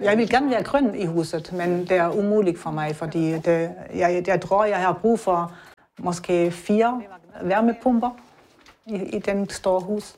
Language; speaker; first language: Danish; non-native, learner; German